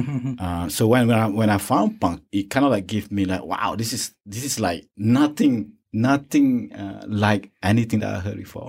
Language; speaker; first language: English; non-native, local second language; Malay